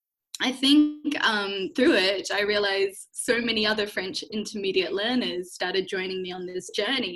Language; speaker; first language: English; native; English